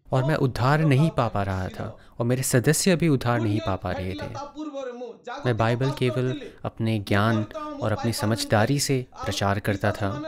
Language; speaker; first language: Hindi; non-native, local second language; Odia